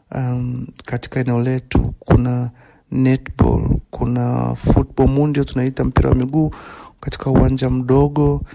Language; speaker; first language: Swahili; native; Swahili